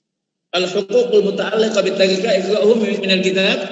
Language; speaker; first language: Arabic; non-native, fluent; Indonesian